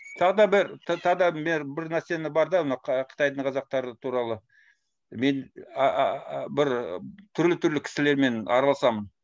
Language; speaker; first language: Kazakh; non-native, fluent; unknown